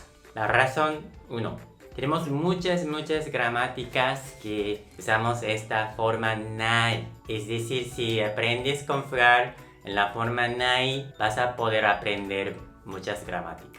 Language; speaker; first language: Spanish; non-native, local second language; Japanese